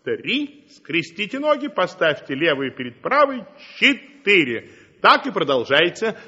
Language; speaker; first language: Russian; native; Russian